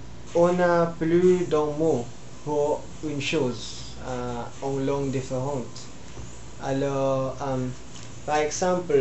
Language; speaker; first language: French; non-native, learner; Filipino